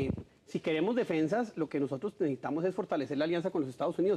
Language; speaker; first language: Spanish; native; Spanish